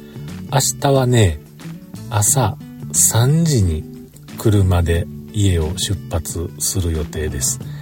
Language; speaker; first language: Japanese; native; Japanese